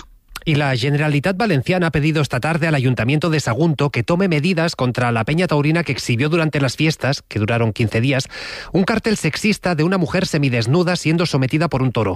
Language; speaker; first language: Spanish; native; Spanish